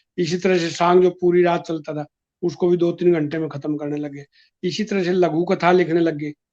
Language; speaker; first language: Hindi; native; Hindi